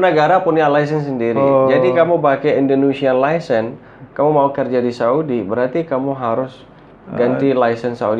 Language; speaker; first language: Indonesian; non-native, fluent; Arabic